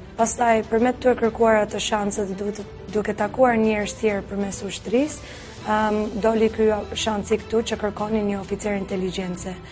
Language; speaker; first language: Albanian; early bilingual, heritage; Albanian